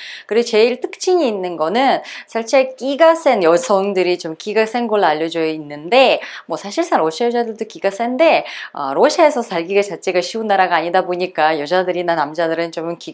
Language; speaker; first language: Korean; non-native, fluent; Uzbek